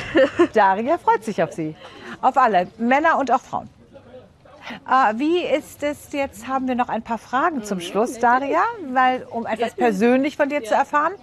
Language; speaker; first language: German; native; German